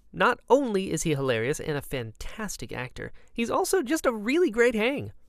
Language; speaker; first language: English; native; English